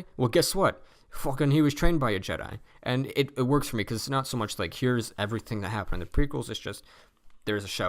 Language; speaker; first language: English; native; English